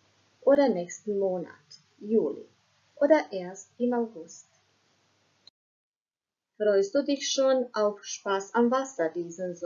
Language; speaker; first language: German; non-native, fluent; Croatian